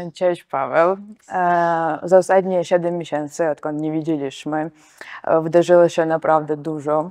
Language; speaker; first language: Polish; non-native, fluent; Georgian